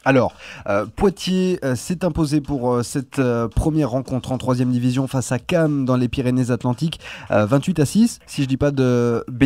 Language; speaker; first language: French; native; French